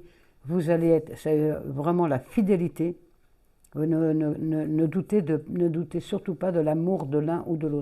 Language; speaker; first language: French; native; French